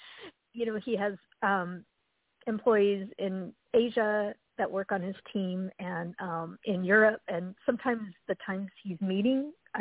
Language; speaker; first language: English; native; English